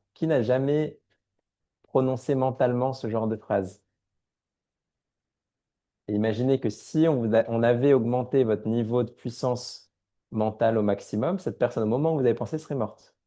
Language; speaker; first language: French; native; French